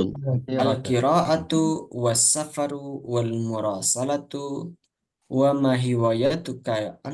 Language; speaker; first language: Arabic; non-native, fluent; Indonesian